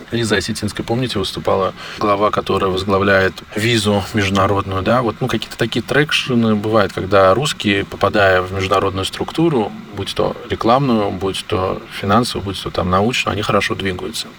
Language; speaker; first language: Russian; native; Russian